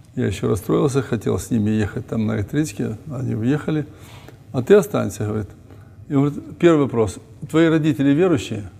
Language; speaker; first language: Russian; native; Russian